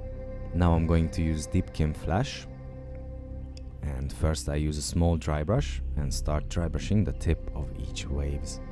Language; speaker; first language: English; non-native, fluent; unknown